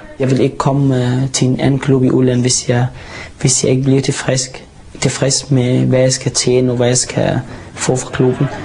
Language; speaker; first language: Danish; non-native, fluent; Arabic